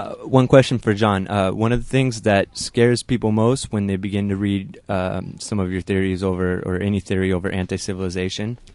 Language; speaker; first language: English; non-native, fluent; Spanish